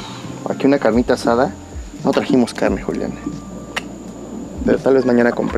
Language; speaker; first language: Spanish; native; Spanish